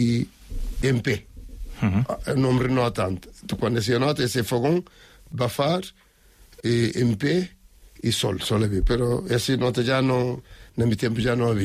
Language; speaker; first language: Spanish; non-native, learner; Kabuverdianu